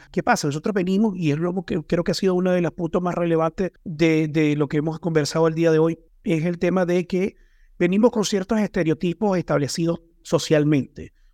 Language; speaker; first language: Spanish; native; Spanish